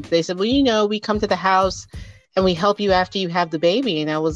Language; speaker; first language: English; native; English